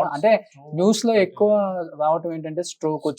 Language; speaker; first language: Telugu; native; Telugu